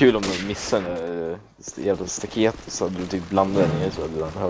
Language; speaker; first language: Swedish; native; Swedish